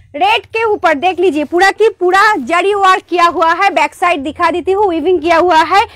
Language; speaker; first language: Hindi; non-native, local second language; Bangla